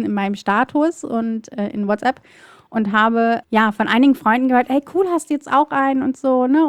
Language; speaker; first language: German; native; German